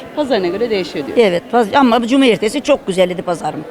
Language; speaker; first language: Turkish; native; Turkish